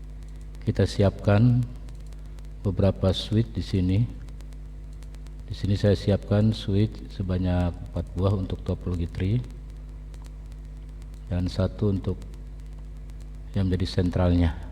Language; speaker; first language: Indonesian; native; Indonesian